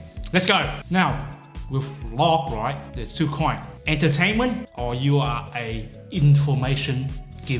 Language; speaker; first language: English; non-native, fluent; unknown